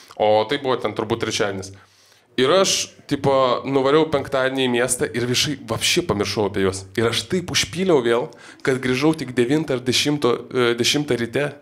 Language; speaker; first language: Lithuanian; non-native, local second language; Polish